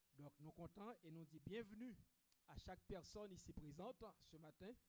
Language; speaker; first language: French; native; French